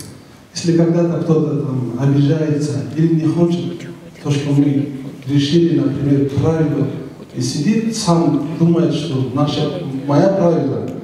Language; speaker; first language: Russian; non-native, learner; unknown